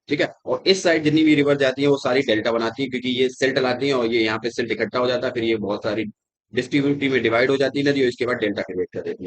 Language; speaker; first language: Hindi; native; Hindi